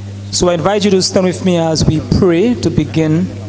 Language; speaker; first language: English; non-native, local second language; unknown